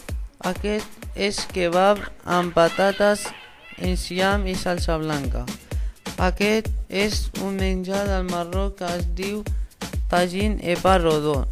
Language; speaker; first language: Catalan; non-native, learner; Arabic